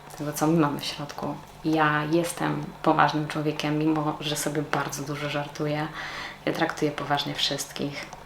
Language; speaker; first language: Polish; native; Polish